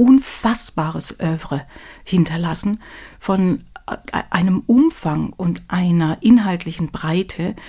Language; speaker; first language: German; native; German